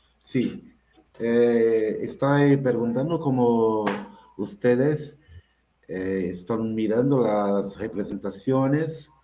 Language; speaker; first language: Spanish; non-native, learner; Portuguese